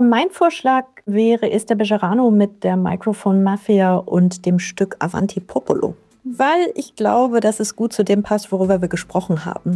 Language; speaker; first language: German; native; German